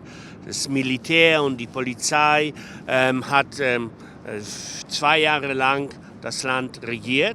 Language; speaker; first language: German; non-native, fluent; Polish